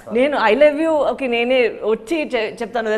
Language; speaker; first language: Telugu; non-native, learner; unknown